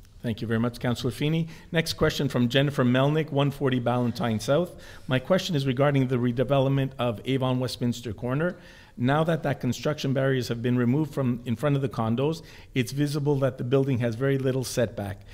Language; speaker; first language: English; native; English